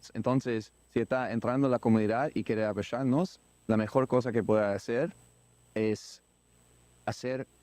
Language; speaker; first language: Spanish; non-native, learner; English